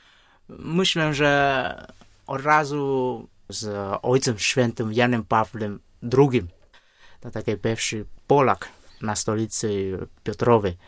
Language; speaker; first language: Polish; non-native, fluent; Vietnamese